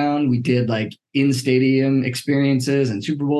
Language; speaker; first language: English; native; English